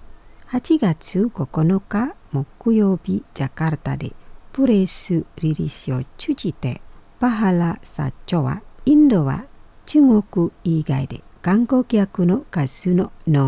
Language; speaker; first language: Japanese; non-native, fluent; Indonesian